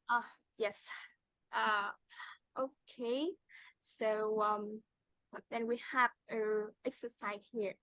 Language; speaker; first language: English; non-native, fluent; Vietnamese